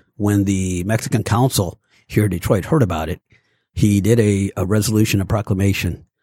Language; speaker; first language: English; early bilingual, other home language; Spanish